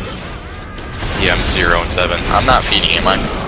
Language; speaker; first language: English; native; English